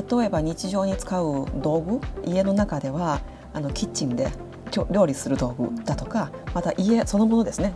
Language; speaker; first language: Japanese; non-native, fluent; Chinese